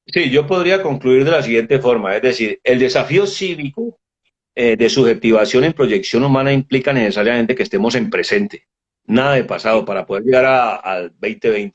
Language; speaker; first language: Spanish; native; Spanish